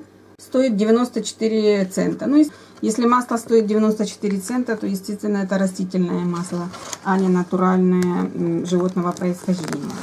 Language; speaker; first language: Russian; native; Russian